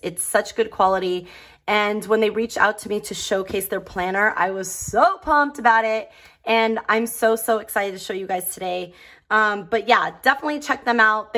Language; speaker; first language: English; native; English